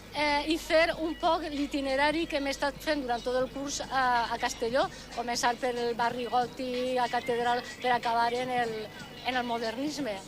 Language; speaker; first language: Catalan; native; Catalan